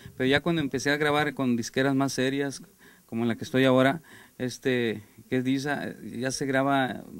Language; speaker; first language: Spanish; native; Spanish